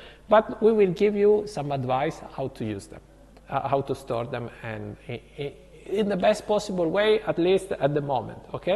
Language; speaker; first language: English; non-native, fluent; Italian